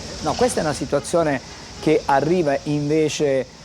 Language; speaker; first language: Italian; native; Italian